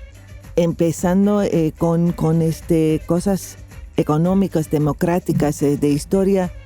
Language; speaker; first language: Spanish; non-native, fluent; English